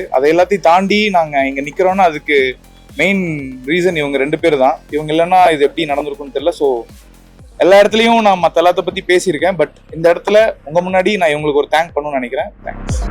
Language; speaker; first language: Tamil; native; Tamil